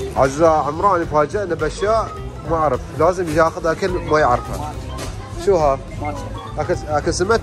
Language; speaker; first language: Arabic; native; Arabic